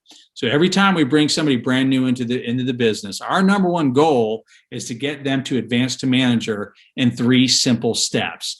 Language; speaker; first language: English; native; English